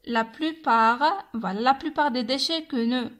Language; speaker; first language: French; non-native, local second language; Arabic